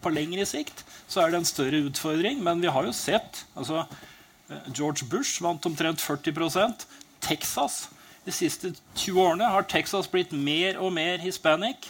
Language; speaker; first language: Norwegian; native; Norwegian